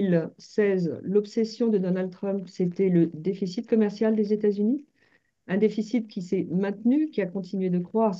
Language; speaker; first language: French; native; French